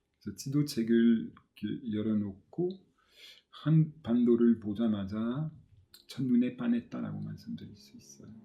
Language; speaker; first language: Korean; non-native, fluent; French